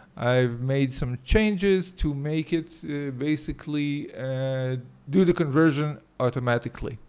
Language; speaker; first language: English; non-native, fluent; Hebrew